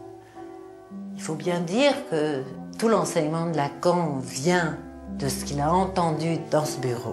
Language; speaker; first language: French; native; French